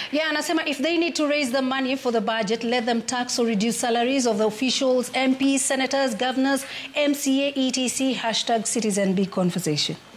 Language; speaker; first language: English; non-native, local second language; Swahili